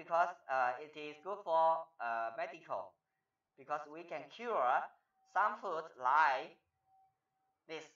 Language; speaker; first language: English; non-native, fluent; Chinese